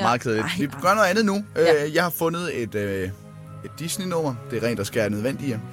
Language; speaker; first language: Danish; native; Danish